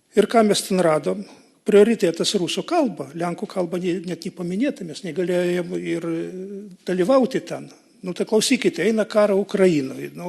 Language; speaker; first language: Lithuanian; non-native, local second language; Polish